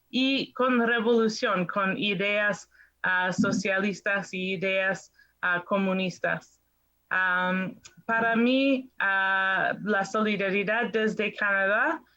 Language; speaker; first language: Spanish; non-native, fluent; English